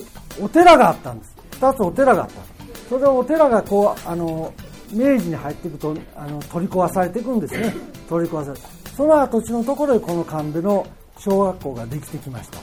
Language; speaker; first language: Japanese; native; Japanese